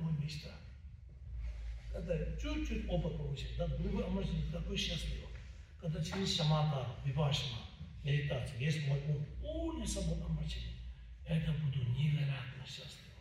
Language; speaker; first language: Russian; non-native, learner; Tibetan